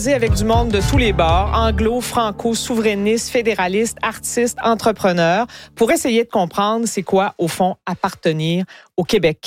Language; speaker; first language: French; native; French